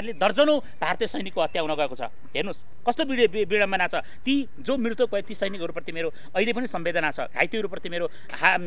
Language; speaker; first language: Nepali; native; Nepali